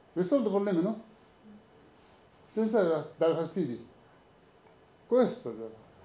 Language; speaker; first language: Italian; non-native, learner; Tibetan